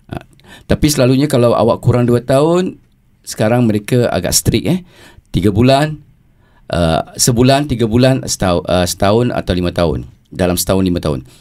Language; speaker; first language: Malay; native; Malay